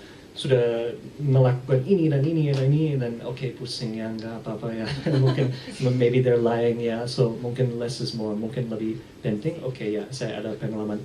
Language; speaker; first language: Indonesian; early bilingual, heritage; English